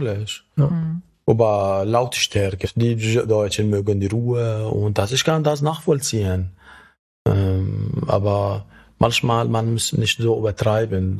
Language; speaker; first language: German; non-native, fluent; Arabic